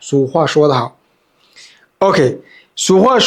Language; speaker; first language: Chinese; non-native, fluent; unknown